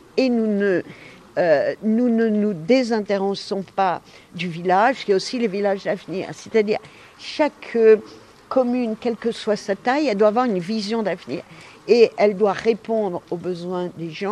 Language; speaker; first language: French; native; French